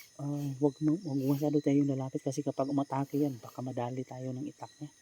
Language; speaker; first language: Filipino; non-native, local second language; Cebuano